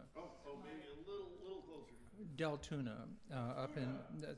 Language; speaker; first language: English; native; English